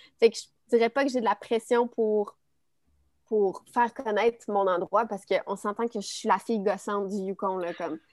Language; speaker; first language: French; native; French